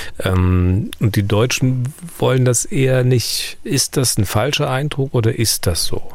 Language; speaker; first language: German; native; German